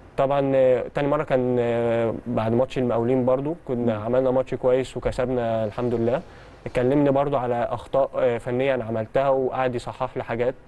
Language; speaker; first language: Egyptian Arabic; early bilingual, heritage; Arabic